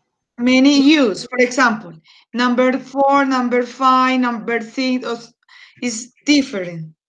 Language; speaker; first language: English; non-native, learner; Spanish